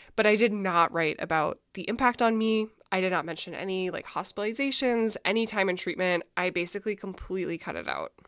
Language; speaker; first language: English; native; English